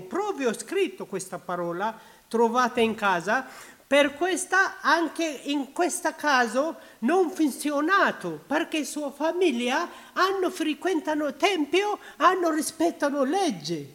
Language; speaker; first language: Italian; non-native, learner; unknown